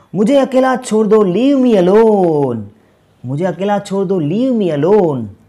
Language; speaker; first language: Hindi; native; Hindi